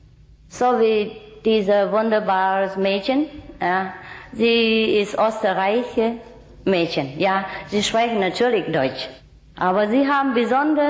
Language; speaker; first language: German; non-native, learner; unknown